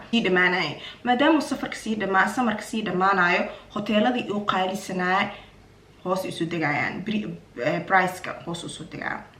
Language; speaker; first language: Somali; early bilingual, heritage; Somali